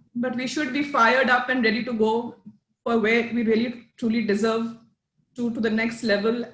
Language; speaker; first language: English; non-native, local second language; Hindi